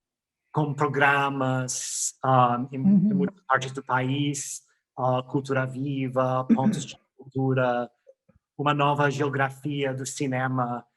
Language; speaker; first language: Portuguese; non-native, fluent; English